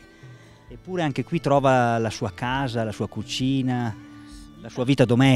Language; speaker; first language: Italian; native; Italian